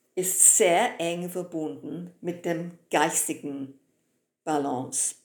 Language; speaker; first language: German; non-native, fluent; English